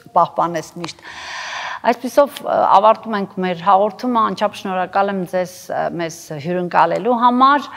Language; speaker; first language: Armenian; native; Armenian